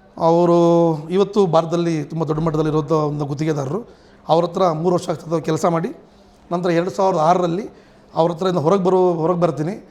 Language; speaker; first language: Kannada; non-native, local second language; Telugu